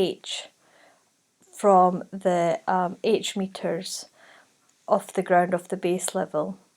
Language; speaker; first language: English; native; English